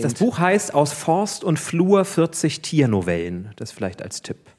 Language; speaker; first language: German; native; German